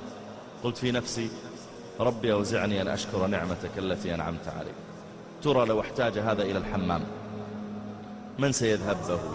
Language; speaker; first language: Arabic; native; Arabic